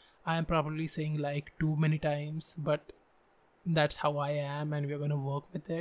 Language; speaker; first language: English; non-native, local second language; Marathi